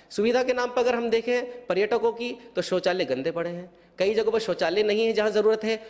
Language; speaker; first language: Hindi; native; Hindi